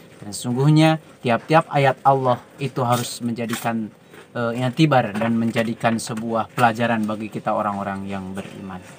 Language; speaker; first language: Indonesian; non-native, local second language; Sundanese